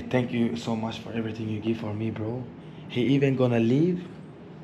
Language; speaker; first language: English; non-native, fluent; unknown